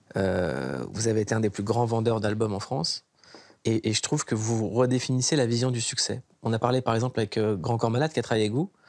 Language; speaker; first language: French; native; French